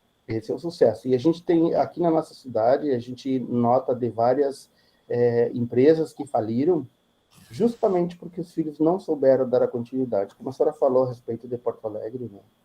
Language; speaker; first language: Portuguese; native; Portuguese